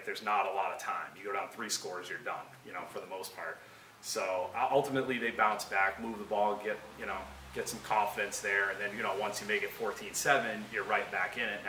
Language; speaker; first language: English; native; English